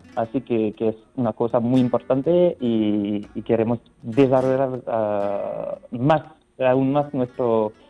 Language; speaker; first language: Spanish; non-native, fluent; French